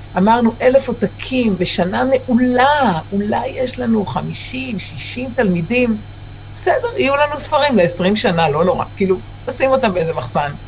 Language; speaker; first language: Hebrew; native; Hebrew